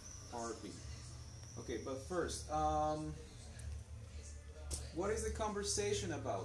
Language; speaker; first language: English; non-native, fluent; Spanish